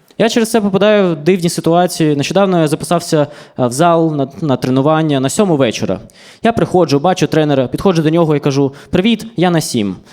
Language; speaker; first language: Ukrainian; non-native, local second language; Russian